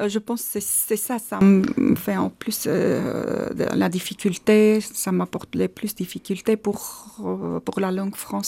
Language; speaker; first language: French; non-native, fluent; Armenian